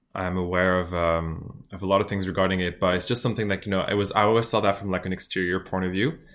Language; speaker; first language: English; non-native, fluent; French